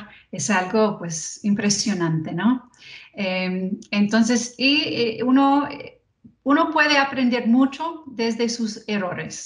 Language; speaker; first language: Spanish; non-native, fluent; English